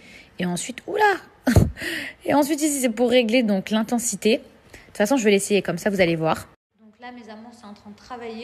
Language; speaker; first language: French; native; French